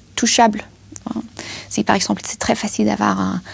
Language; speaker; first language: French; non-native, fluent; German